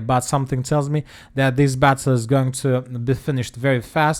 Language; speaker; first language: English; non-native, fluent; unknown